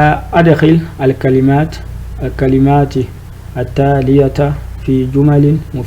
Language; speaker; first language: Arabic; non-native, fluent; French